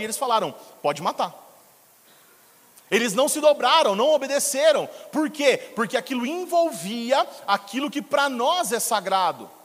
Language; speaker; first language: Portuguese; native; Portuguese